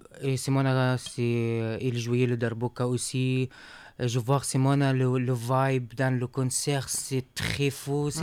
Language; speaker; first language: French; non-native, learner; Arabic